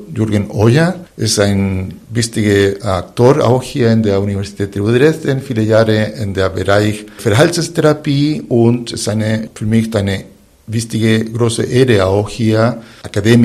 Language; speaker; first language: German; non-native, fluent; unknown